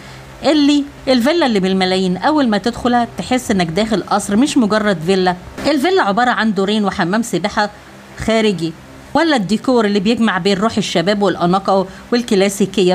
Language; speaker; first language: Arabic; native; Arabic